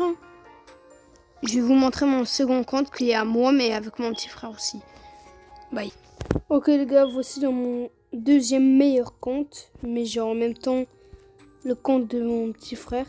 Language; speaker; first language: French; native; French